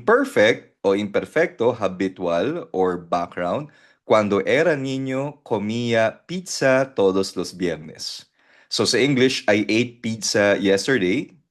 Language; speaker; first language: Spanish; non-native, fluent; Filipino